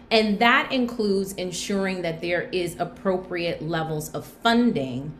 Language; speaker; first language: English; native; English